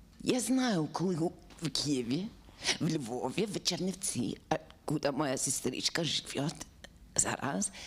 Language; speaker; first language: Ukrainian; non-native, learner; English